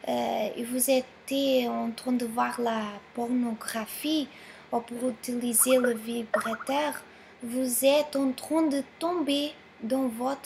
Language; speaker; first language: French; non-native, fluent; Portuguese